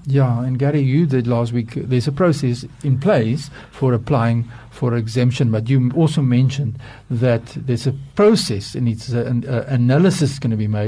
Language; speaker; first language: English; non-native, local second language; Afrikaans